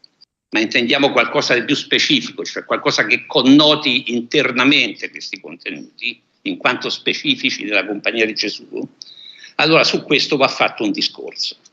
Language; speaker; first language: Italian; native; Italian